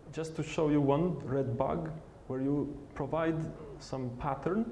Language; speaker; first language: English; non-native, fluent; Polish